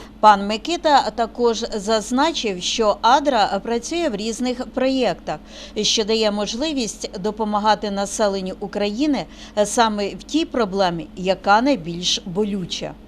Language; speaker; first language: Ukrainian; native; Ukrainian